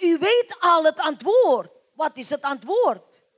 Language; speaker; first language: Dutch; non-native, learner; Indonesian